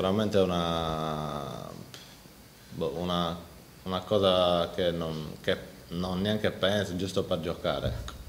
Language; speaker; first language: Italian; native; Italian